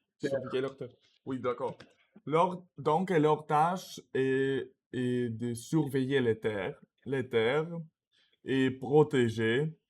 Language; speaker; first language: French; non-native, learner; Russian